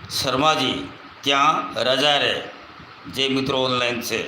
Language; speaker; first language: Hindi; non-native, local second language; Bhili